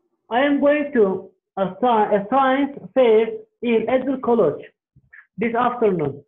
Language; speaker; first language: English; non-native, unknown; Turkish